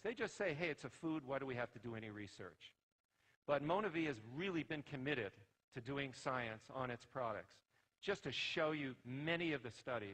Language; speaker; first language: English; native; English